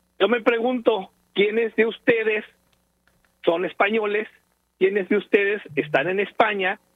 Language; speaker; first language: Spanish; native; Spanish